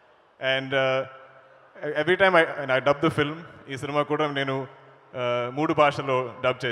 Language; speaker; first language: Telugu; non-native, learner; Malayalam